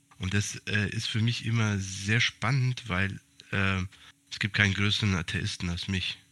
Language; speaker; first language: German; early bilingual, other home language; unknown